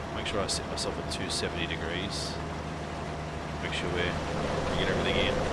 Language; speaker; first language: English; native; English